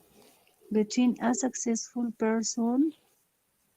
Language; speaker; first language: English; non-native, learner; Spanish